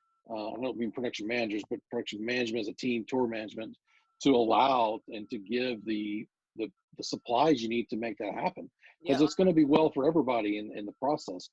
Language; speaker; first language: English; native; English